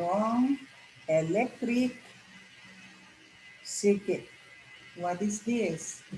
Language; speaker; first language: English; non-native, local second language; Filipino